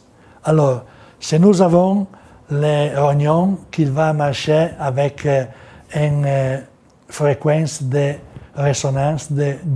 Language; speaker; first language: French; non-native, learner; Italian